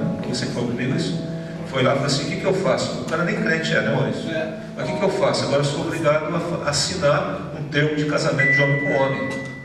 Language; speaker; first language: Portuguese; native; Portuguese